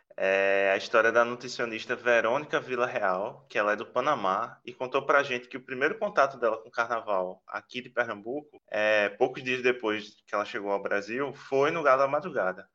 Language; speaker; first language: Portuguese; native; Portuguese